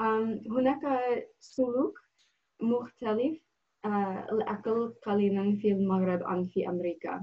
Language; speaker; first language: Arabic; non-native, learner; English